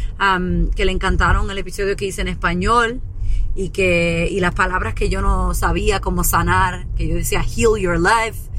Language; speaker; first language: Spanish; early bilingual, heritage; Spanish